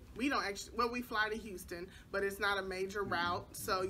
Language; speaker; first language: English; native; English